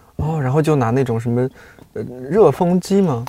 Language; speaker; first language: Chinese; native; Chinese